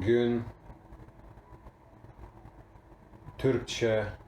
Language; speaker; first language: Turkish; non-native, learner; English